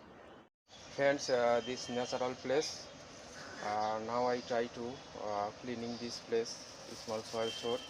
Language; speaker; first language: English; non-native, learner; Bangla